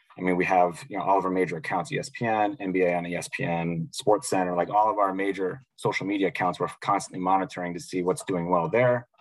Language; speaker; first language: English; native; English